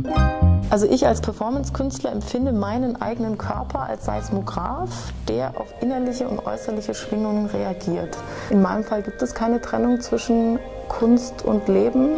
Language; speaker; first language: German; native; German